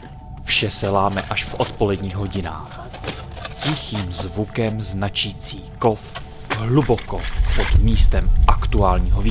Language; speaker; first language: Czech; native; Czech